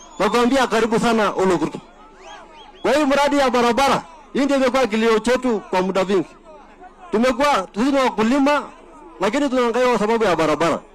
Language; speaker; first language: Swahili; non-native, local second language; Masai